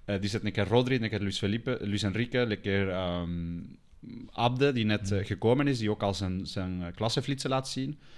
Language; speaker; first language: Dutch; early bilingual, other home language; Spanish